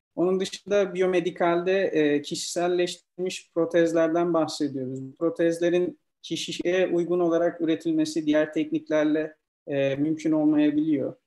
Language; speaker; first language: Turkish; native; Turkish